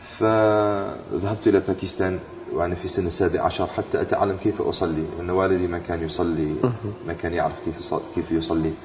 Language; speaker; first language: Arabic; non-native, fluent; English